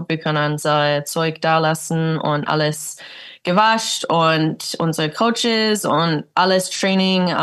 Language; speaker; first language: German; early bilingual, heritage; English